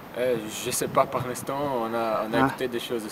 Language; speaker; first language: French; non-native, learner; Portuguese